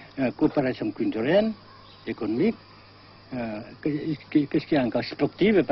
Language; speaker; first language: French; non-native, fluent; Vietnamese